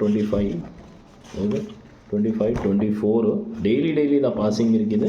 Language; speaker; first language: Tamil; non-native, learner; Kannada